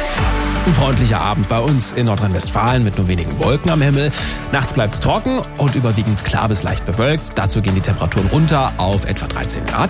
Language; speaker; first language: German; native; German